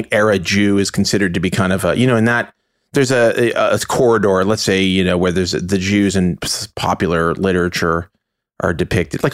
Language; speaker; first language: English; native; English